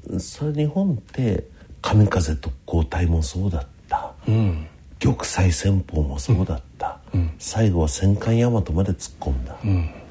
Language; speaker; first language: Japanese; native; Japanese